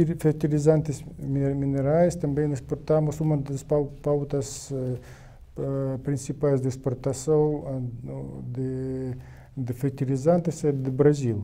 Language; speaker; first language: Portuguese; non-native, learner; Ukrainian